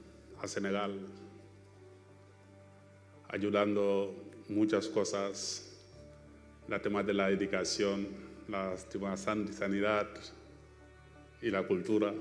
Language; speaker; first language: Spanish; non-native, fluent; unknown